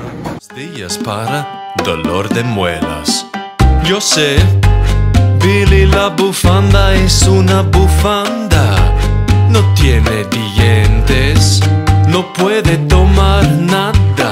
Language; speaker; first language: Spanish; non-native, learner; English